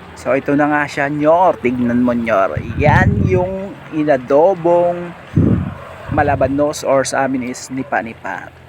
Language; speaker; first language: Filipino; non-native, local second language; Hiligaynon